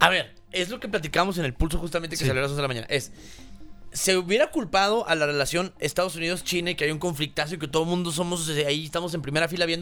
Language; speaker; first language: Spanish; native; Spanish